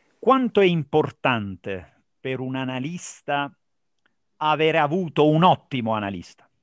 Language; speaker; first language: Italian; native; Italian